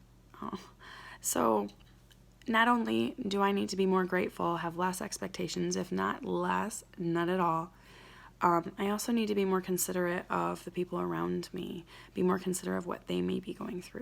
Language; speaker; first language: English; native; English